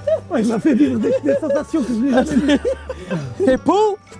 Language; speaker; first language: French; native; French